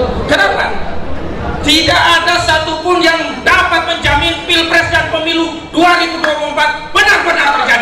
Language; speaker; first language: Indonesian; native; Indonesian